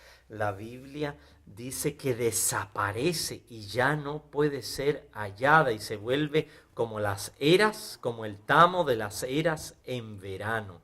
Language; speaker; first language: Spanish; native; Spanish